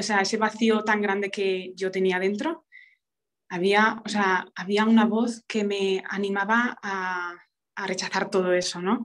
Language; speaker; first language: Spanish; early bilingual, other home language; Romanian